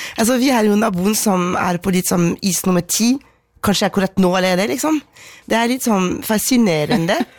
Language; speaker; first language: Norwegian; non-native, fluent; French